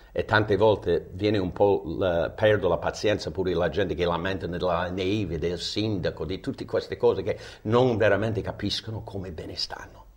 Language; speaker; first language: Italian; non-native, fluent; English